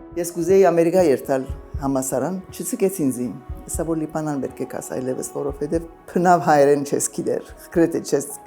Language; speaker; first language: Armenian; early bilingual, heritage; Armenian